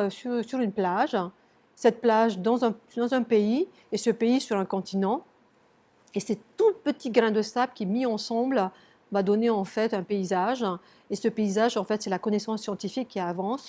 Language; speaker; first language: French; native; French